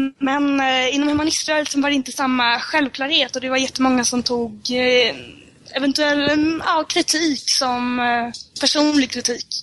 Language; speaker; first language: Swedish; native; Swedish